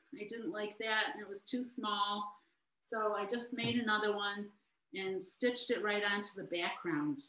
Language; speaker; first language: English; native; English